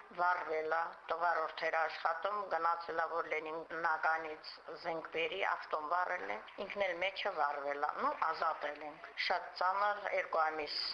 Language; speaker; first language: Armenian; native; Armenian